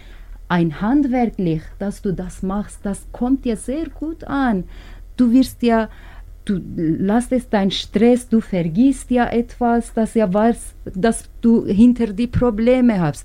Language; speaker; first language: German; non-native, learner; Turkish